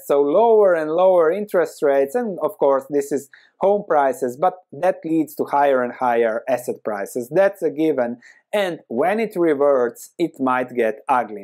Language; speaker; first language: English; non-native, fluent; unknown